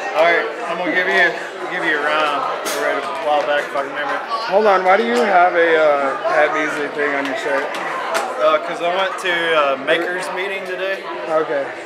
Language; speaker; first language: English; native; English